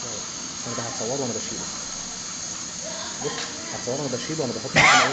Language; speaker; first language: Arabic; native; Arabic